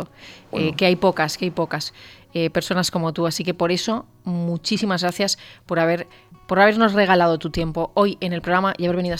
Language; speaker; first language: Spanish; native; Spanish